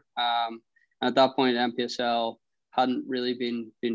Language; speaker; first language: English; native; English